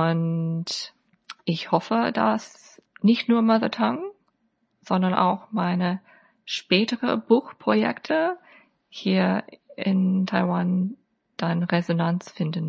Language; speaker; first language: German; non-native, fluent; English